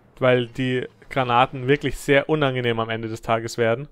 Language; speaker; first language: German; native; German